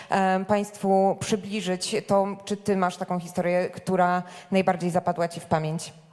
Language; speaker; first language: Polish; native; Polish